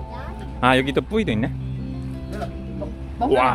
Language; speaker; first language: Korean; native; Korean